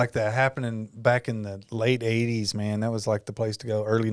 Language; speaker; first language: English; native; English